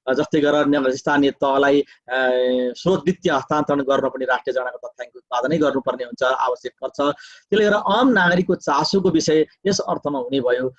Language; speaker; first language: Nepali; native; Nepali